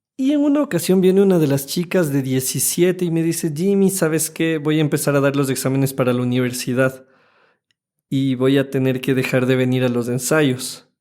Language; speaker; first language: Spanish; native; Spanish